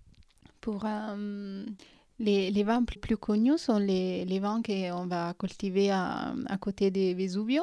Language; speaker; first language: French; non-native, fluent; Italian